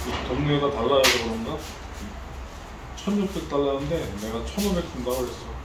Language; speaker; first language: Korean; native; Korean